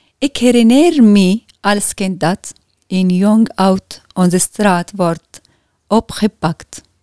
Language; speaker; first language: Dutch; non-native, learner; Arabic